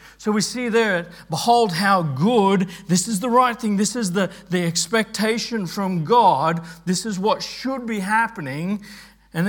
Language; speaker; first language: English; native; English